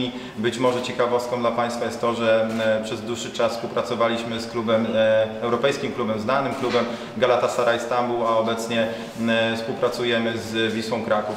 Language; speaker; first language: Polish; native; Polish